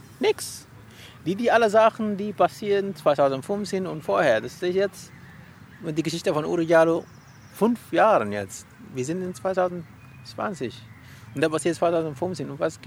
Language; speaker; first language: German; non-native, learner; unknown